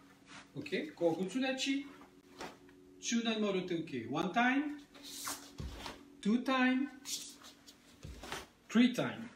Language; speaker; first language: English; non-native, learner; French